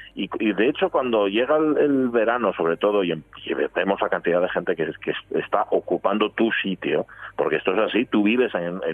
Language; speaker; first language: Spanish; native; Spanish